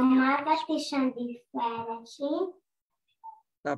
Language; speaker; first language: Greek; non-native, learner; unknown